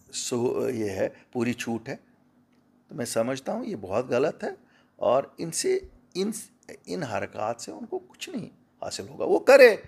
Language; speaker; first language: Hindi; non-native, local second language; Kashmiri